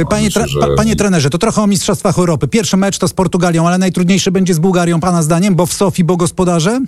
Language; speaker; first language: Polish; native; Polish